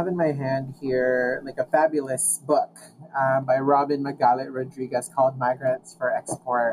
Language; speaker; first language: English; non-native, local second language; Filipino